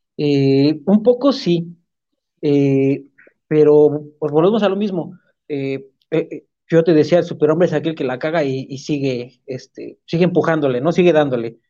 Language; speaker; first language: Spanish; native; Spanish